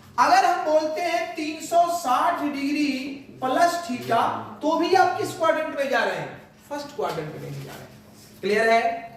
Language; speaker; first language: Hindi; native; Hindi